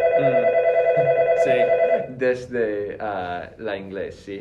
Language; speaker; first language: Spanish; non-native, fluent; English